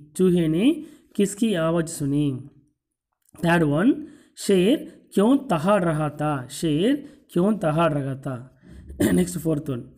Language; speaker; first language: Hindi; non-native, local second language; Tamil